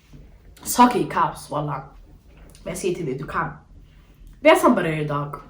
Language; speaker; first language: Swedish; early bilingual, other home language; Somali